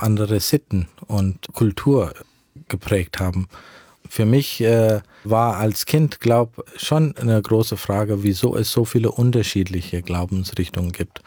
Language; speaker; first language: German; early bilingual, heritage; German